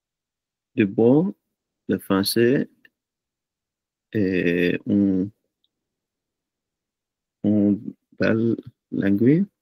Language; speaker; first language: French; non-native, learner; Punjabi